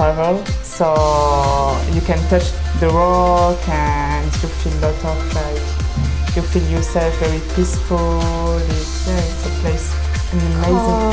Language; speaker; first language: English; non-native, fluent; French